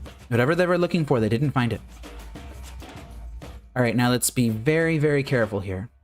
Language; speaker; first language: English; native; English